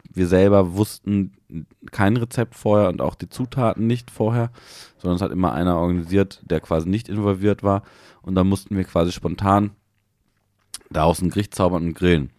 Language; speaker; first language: German; native; German